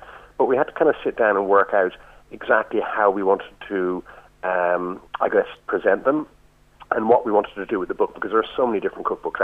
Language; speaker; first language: English; native; English